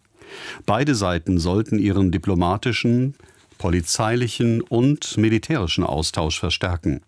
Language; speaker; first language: German; native; German